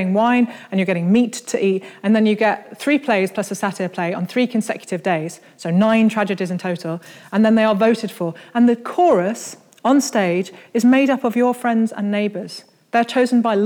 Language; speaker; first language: English; native; English